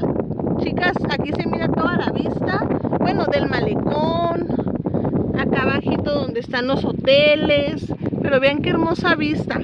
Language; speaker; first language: Spanish; native; Spanish